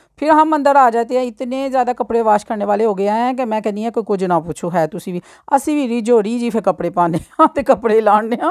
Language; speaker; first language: Urdu; non-native, local second language; Punjabi